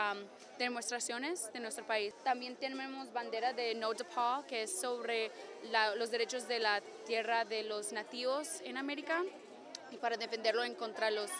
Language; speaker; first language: Spanish; non-native, fluent; English